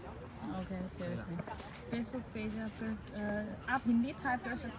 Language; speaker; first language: Hindi; non-native, fluent; Chinese